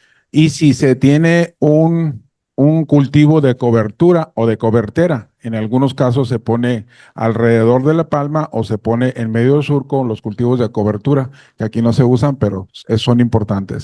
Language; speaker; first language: Spanish; native; Spanish